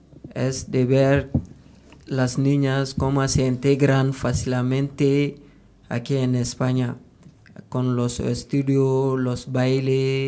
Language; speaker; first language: Spanish; non-native, learner; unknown